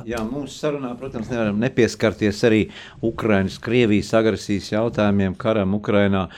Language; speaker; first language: Latvian; native; Latvian